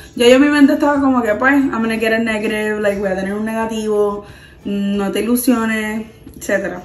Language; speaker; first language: Spanish; early bilingual, heritage; Spanish